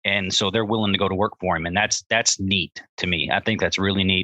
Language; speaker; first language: English; native; English